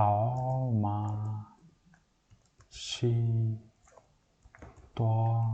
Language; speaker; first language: Chinese; non-native, learner; Mongolian